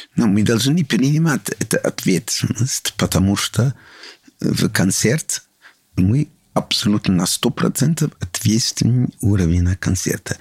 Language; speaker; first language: Russian; non-native, learner; English